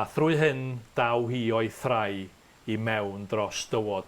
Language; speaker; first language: Welsh; native; Welsh